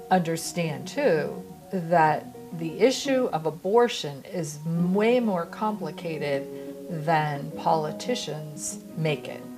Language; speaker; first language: English; native; English